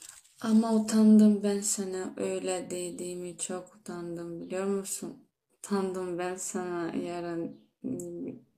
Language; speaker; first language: Turkish; early bilingual, heritage; Turkish